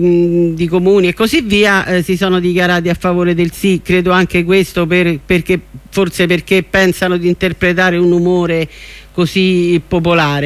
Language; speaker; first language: Italian; native; Italian